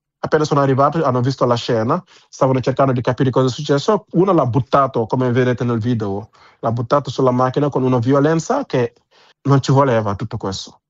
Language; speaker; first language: Italian; non-native, fluent; Wolof